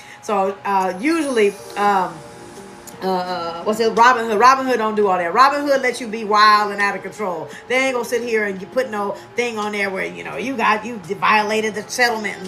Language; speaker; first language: English; native; English